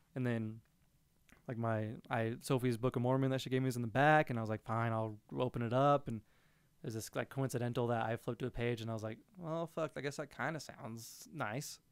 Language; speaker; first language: English; native; English